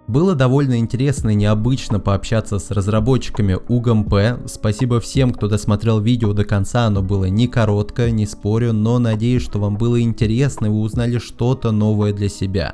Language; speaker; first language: Russian; native; Russian